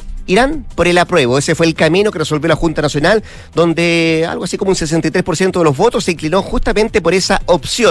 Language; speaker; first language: Spanish; native; Spanish